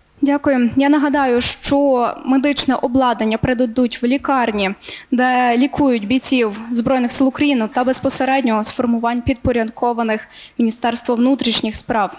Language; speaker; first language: Ukrainian; native; Ukrainian